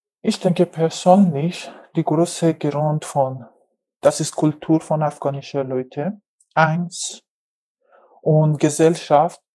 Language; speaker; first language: German; non-native, learner; Persian